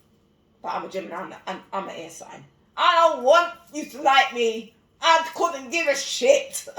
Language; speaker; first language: English; native; English